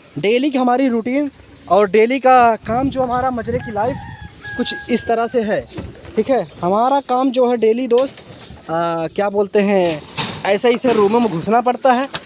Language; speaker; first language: Hindi; native; Hindi